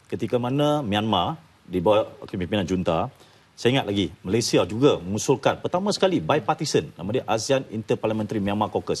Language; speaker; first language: Malay; native; Malay